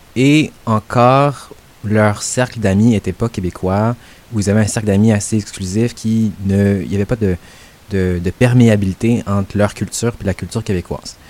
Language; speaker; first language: French; native; French